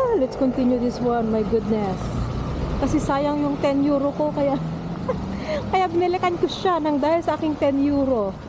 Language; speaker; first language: Filipino; non-native, local second language; Cebuano